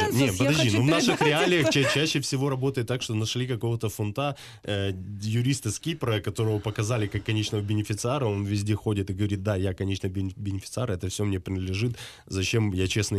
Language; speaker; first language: Russian; native; Russian